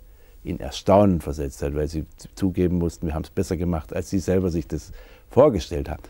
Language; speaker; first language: German; native; German